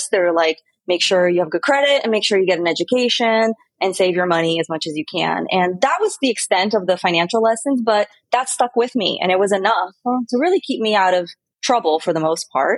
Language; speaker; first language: English; native; English